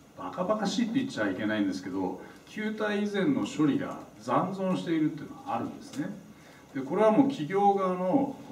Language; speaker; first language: Japanese; native; Japanese